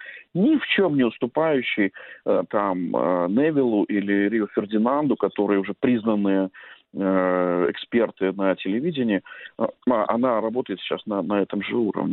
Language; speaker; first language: Russian; native; Russian